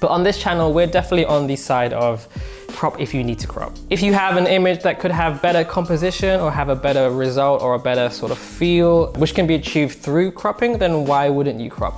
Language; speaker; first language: English; native; English